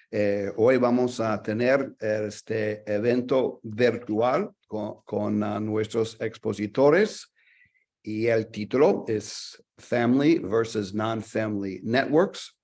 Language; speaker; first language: Spanish; non-native, fluent; English